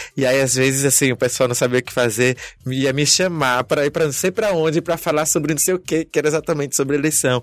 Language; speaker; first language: Portuguese; native; Portuguese